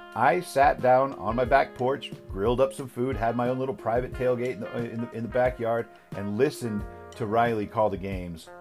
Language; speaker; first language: English; native; English